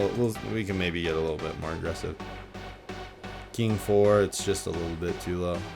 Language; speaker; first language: English; native; English